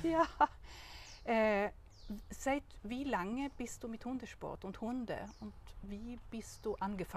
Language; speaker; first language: German; non-native, learner; Swedish